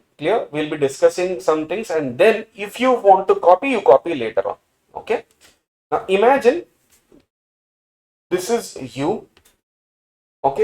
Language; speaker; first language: English; non-native, local second language; Tamil